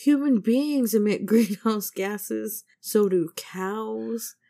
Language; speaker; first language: English; native; English